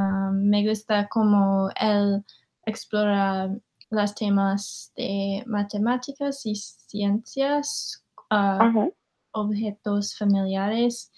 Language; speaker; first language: Spanish; non-native, learner; English